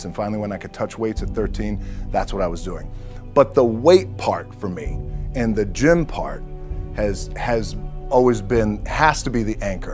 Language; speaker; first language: English; native; English